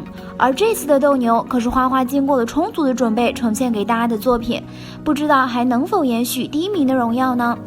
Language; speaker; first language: Chinese; native; Chinese